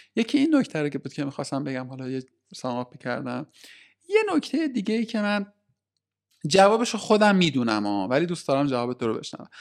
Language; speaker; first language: Persian; native; Persian